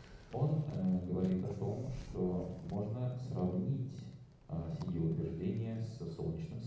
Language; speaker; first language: Russian; native; Russian